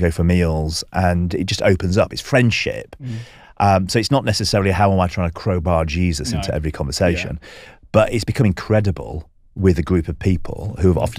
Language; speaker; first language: English; native; English